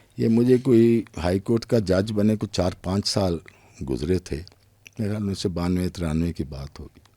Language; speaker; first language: Urdu; non-native, local second language; Punjabi